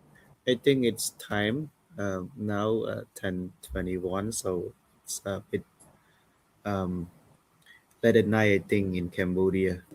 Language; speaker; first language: English; non-native, fluent; Khmer